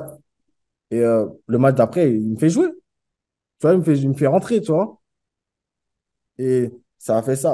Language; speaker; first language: French; native; French